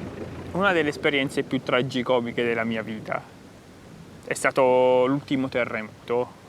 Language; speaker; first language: Italian; native; Italian